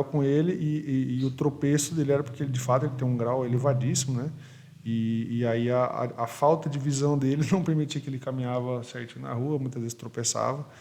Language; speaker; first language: Portuguese; native; Portuguese